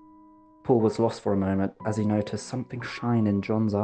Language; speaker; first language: English; native; English